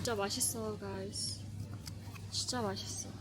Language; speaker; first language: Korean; early bilingual, heritage; Mongolian